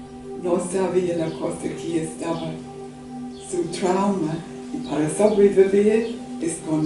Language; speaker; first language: Spanish; non-native, learner; English